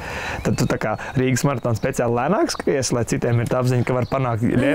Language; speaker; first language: Latvian; native; Latvian